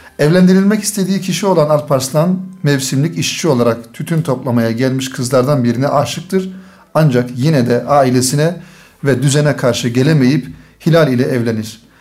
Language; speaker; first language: Turkish; native; Turkish